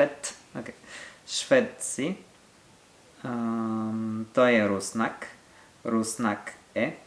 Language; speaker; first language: Bulgarian; non-native, learner; French